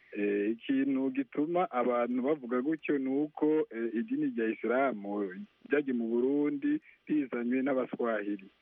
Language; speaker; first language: Rundi; non-native, local second language; Swahili